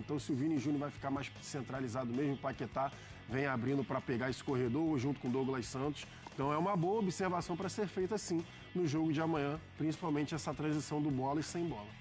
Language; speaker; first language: Portuguese; native; Portuguese